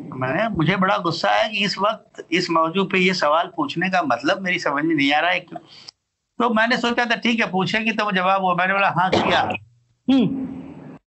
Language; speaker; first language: Hindi; native; Hindi